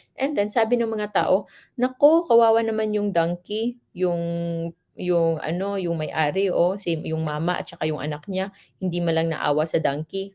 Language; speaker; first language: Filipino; non-native, local second language; Hiligaynon